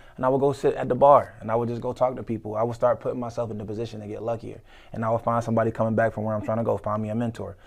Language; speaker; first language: English; native; English